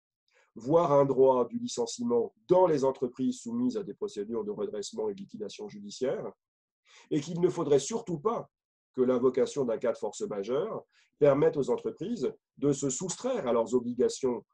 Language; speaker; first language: French; native; French